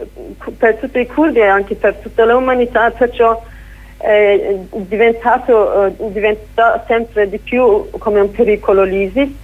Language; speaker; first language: Italian; non-native, fluent; Kurdish